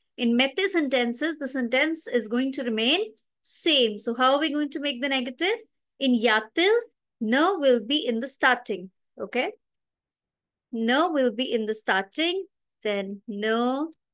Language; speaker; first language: English; non-native, local second language; Hindi